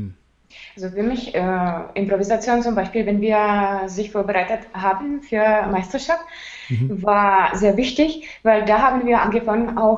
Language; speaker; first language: German; non-native, fluent; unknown